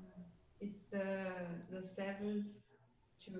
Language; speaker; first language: English; non-native, learner; Portuguese